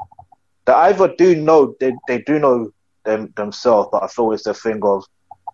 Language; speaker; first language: English; native; English